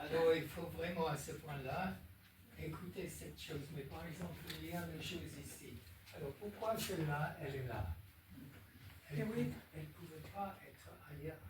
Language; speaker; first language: French; non-native, fluent; English